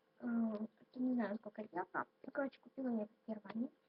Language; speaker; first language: Russian; non-native, local second language; Ukrainian